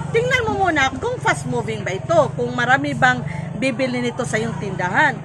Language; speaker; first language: Filipino; non-native, local second language; Cebuano